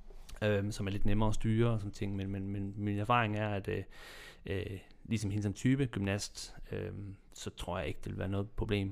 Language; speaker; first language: Danish; native; Danish